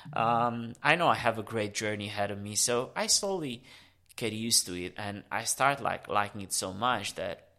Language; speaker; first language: English; early bilingual, other home language; Romanian